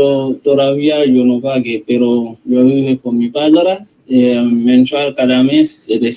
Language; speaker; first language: Spanish; non-native, learner; Haitian Creole